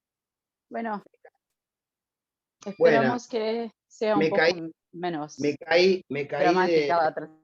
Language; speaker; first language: Spanish; non-native, fluent; Portuguese